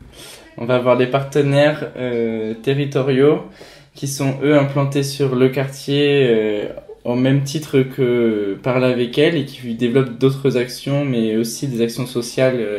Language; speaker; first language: French; native; French